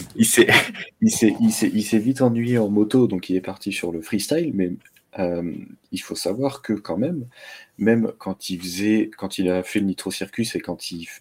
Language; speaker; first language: French; native; French